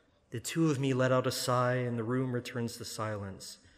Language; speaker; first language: English; native; English